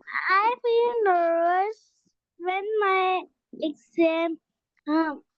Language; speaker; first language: English; non-native, learner; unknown